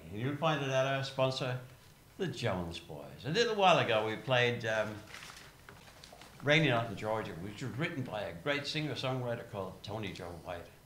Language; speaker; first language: English; native; English